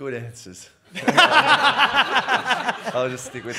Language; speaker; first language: English; native; English